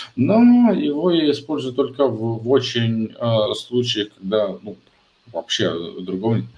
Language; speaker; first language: Russian; native; Russian